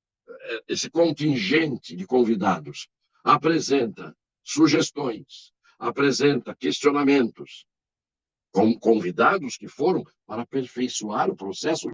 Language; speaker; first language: Portuguese; native; Portuguese